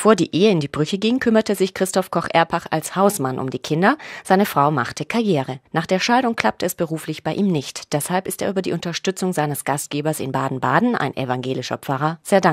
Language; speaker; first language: German; native; German